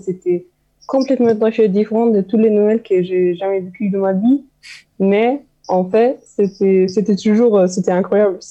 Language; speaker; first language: French; non-native, fluent; German